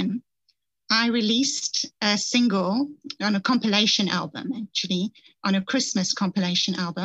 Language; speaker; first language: English; native; English